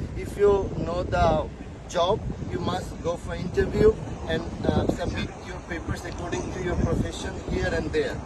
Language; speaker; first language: English; non-native, local second language; Bangla